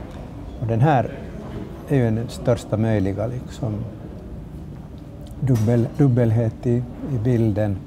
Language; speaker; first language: Swedish; native; Swedish